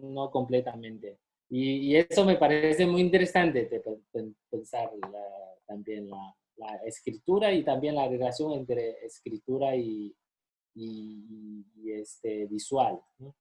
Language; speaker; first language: Spanish; non-native, fluent; Chinese